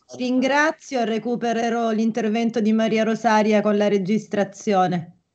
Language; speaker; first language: Italian; native; Italian